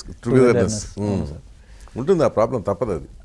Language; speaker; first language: Telugu; native; Telugu